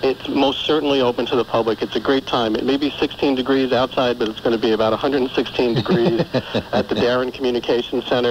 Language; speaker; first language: English; native; English